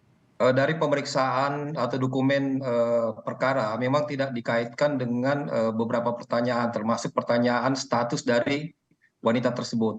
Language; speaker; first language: Indonesian; native; Indonesian